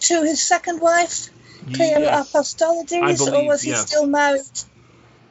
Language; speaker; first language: English; native; English